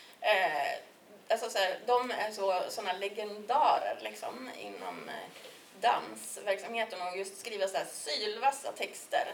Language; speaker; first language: Swedish; native; Swedish